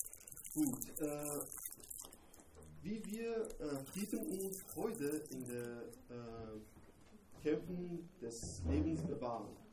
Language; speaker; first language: German; non-native, learner; Persian